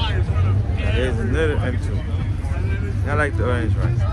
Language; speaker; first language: English; native; English